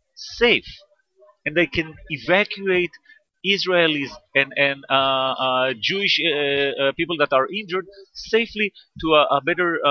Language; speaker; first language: English; non-native, fluent; Hebrew